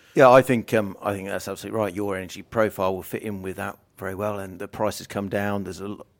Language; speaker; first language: English; native; English